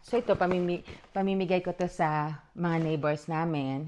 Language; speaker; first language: Filipino; native; Filipino